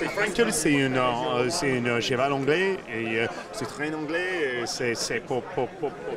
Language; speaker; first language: French; non-native, learner; English